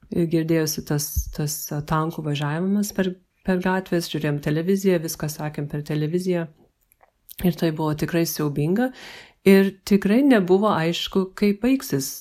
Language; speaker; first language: Lithuanian; early bilingual, heritage; Lithuanian